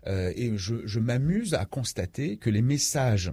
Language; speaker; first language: French; native; French